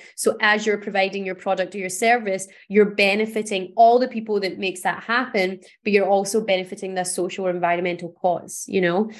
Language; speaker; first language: English; native; English